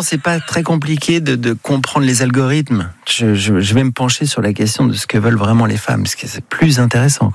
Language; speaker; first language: French; native; French